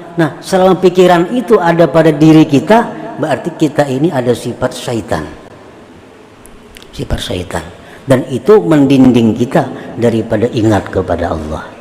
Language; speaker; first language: Indonesian; non-native, local second language; Banjar